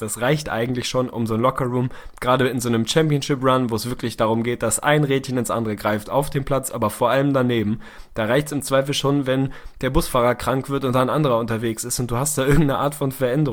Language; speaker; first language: German; native; German